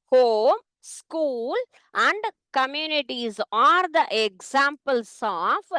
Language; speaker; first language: English; non-native, local second language; Tamil